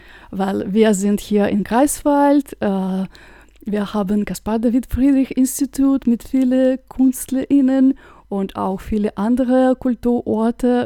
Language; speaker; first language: German; non-native, learner; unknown